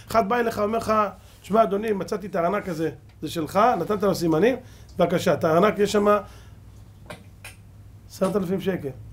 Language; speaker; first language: Hebrew; native; Hebrew